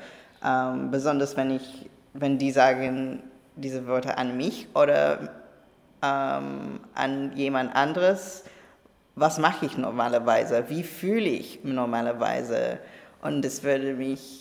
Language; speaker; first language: German; non-native, learner; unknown